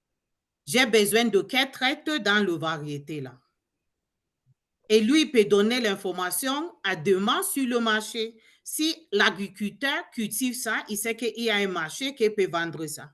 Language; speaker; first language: French; non-native, learner; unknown